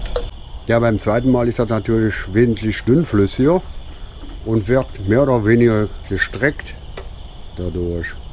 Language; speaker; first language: German; native; German